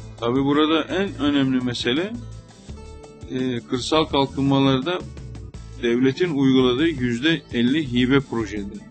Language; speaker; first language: Turkish; native; Turkish